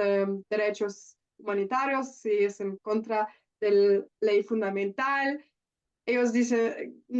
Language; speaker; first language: Spanish; non-native, learner; German